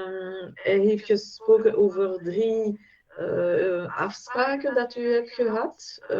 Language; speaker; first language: Dutch; non-native, fluent; French